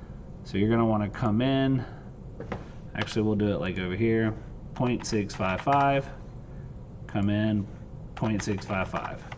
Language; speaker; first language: English; native; English